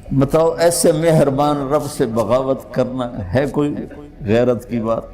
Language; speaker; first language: Urdu; non-native, local second language; Punjabi